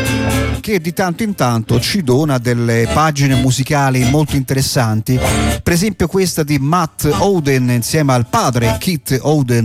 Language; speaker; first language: Italian; native; Italian